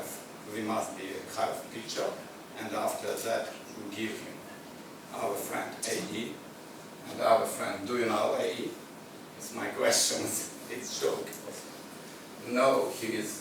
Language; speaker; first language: English; non-native, learner; Ukrainian